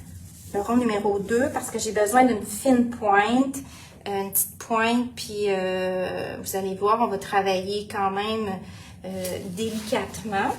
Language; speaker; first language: French; native; French